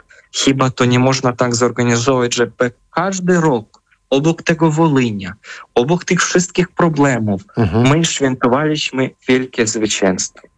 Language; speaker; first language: Polish; non-native, fluent; Ukrainian